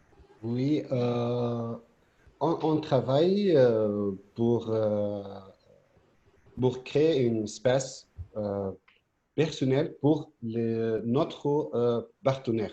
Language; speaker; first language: French; non-native, fluent; Arabic